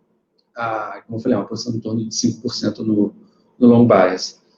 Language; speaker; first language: Portuguese; native; Portuguese